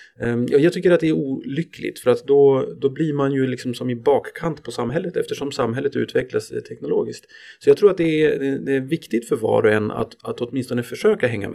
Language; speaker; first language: Swedish; native; Swedish